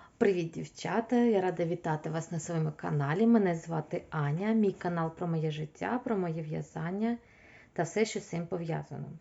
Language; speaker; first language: Ukrainian; non-native, local second language; Russian